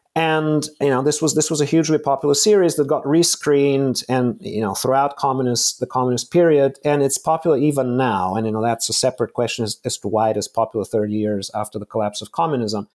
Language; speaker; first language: English; non-native, fluent; Bulgarian